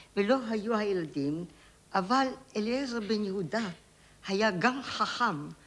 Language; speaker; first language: Hebrew; native; Hebrew